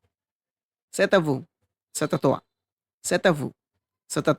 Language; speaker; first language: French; non-native, fluent; Bangla